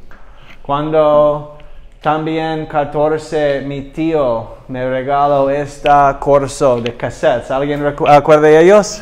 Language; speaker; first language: Spanish; non-native, learner; English